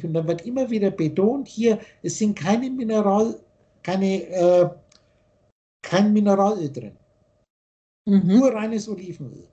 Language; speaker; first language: German; native; German